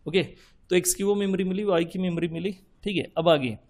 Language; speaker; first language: Hindi; non-native, local second language; Marathi